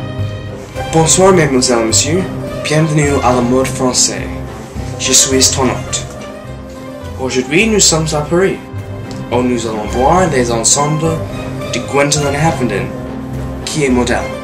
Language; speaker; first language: French; non-native, learner; English